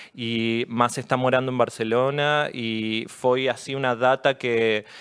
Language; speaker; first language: Portuguese; non-native, learner; Spanish